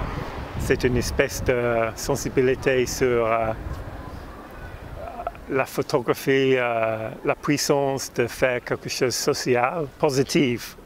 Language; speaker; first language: French; non-native, fluent; English